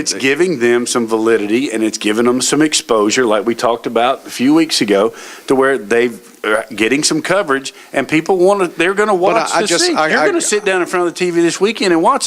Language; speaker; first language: English; native; English